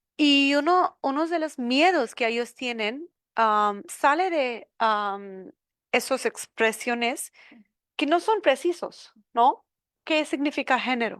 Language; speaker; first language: Spanish; non-native, learner; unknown